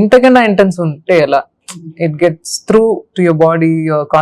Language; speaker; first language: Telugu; non-native, learner; Tamil